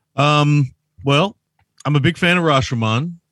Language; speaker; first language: English; native; English